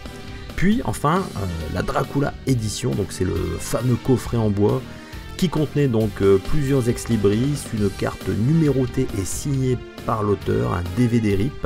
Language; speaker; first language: French; native; French